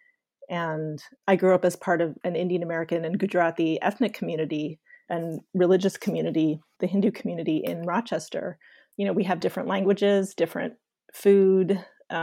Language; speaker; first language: English; native; English